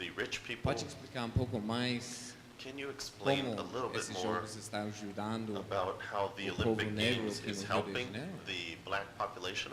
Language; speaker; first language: Portuguese; non-native, fluent; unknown